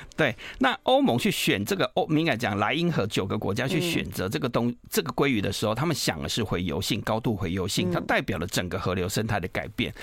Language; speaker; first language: Chinese; native; Chinese